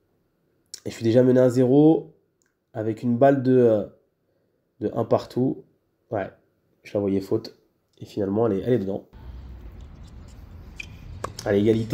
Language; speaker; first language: French; native; French